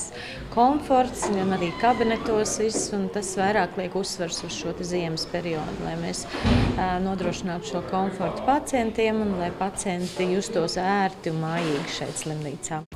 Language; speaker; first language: Latvian; native; Latvian